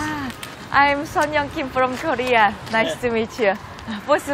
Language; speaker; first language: English; non-native, learner; Korean